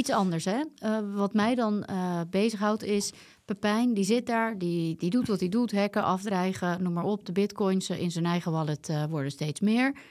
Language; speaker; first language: Dutch; native; Dutch